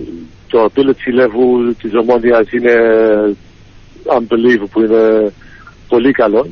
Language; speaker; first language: Greek; early bilingual, heritage; Greek